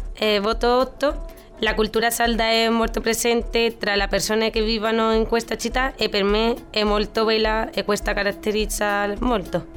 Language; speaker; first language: Italian; non-native, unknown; Spanish